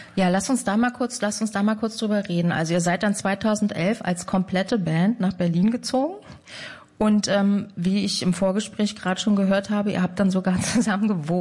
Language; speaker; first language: German; native; German